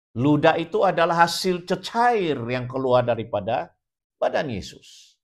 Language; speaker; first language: Malay; non-native, local second language; Central Dusun